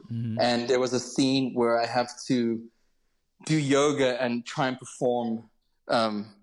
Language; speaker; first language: English; native; English